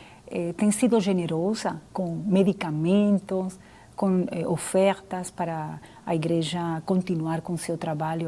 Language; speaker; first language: Portuguese; non-native, fluent; Spanish